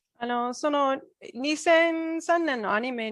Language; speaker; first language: Japanese; non-native, fluent; English